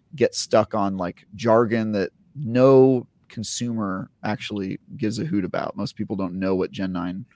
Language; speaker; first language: English; native; English